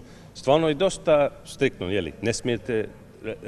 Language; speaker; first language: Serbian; non-native, fluent; English